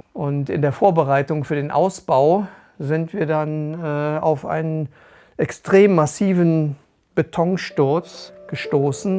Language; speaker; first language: German; native; German